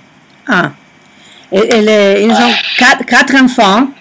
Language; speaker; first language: French; non-native, learner; Italian